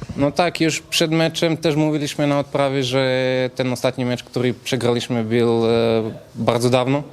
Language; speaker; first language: Polish; non-native, fluent; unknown